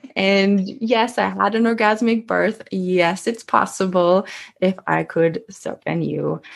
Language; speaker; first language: English; non-native, fluent; Swedish